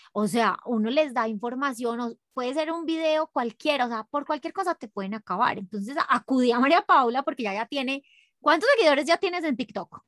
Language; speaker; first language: Spanish; native; Spanish